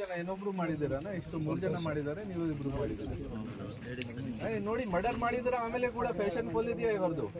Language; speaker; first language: Kannada; non-native, learner; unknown